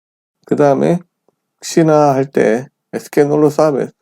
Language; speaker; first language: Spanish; non-native, fluent; Korean